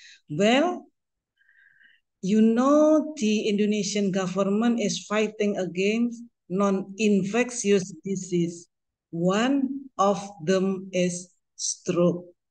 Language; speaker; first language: English; non-native, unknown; Indonesian